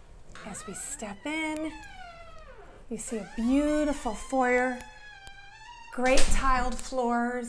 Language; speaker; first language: English; native; English